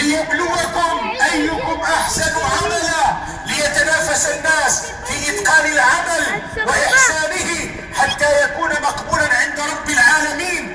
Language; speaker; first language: Arabic; native; Arabic